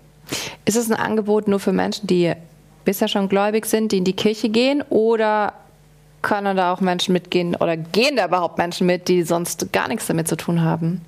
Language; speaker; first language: German; native; German